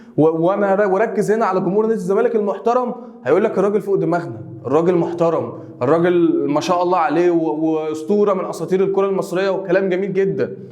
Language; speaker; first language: Arabic; native; Arabic